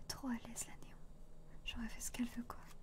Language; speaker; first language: French; native; French